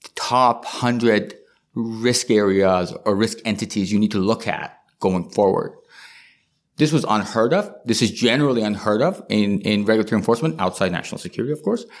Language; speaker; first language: English; non-native, fluent; Persian